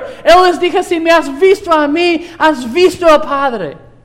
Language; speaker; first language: Spanish; non-native, fluent; English